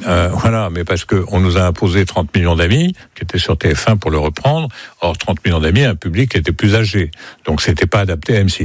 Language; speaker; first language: French; native; French